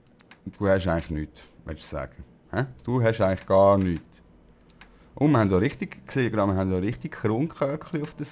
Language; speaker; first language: German; native; German